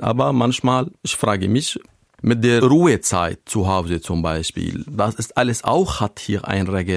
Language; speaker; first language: German; non-native, learner; Arabic